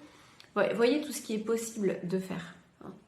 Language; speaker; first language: French; native; French